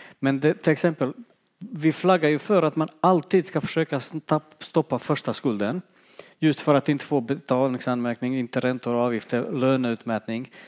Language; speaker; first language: Swedish; non-native, fluent; Bosnian